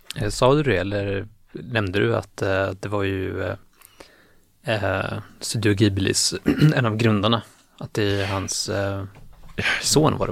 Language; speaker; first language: Swedish; native; Swedish